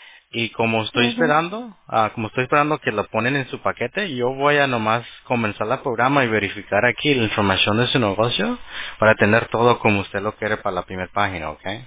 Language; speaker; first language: Spanish; early bilingual, heritage; Spanish